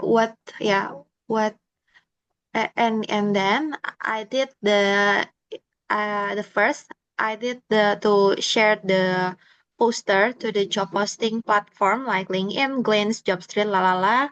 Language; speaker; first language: English; non-native, learner; Indonesian